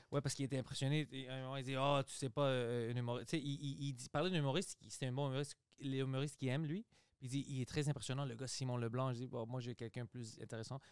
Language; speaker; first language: French; early bilingual, other home language; Greek